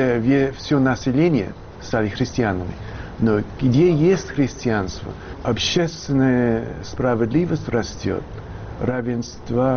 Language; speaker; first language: Russian; non-native, fluent; English